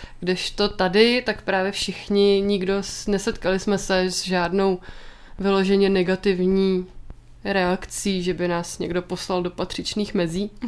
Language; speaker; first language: Czech; native; Czech